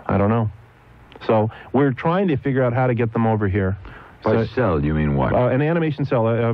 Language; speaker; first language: English; native; English